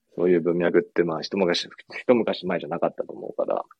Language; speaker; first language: Japanese; early bilingual, other home language; English